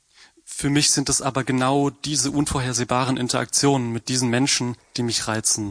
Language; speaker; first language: German; native; German